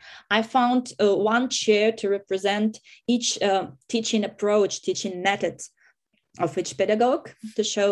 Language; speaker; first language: English; non-native, fluent; Russian